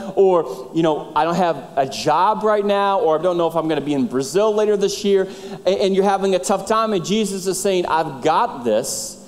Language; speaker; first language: English; native; English